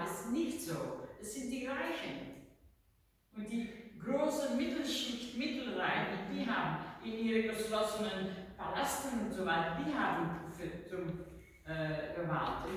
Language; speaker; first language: German; non-native, learner; Dutch